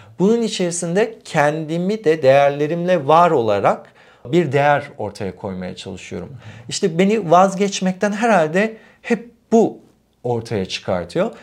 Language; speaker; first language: Turkish; native; Turkish